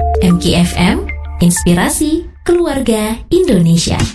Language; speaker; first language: Indonesian; native; Indonesian